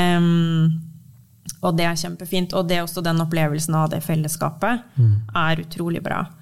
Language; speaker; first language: Norwegian; early bilingual, heritage; Norwegian